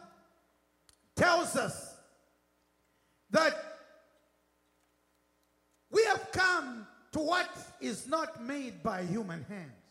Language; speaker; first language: English; native; English